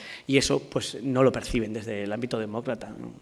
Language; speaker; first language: Spanish; native; Spanish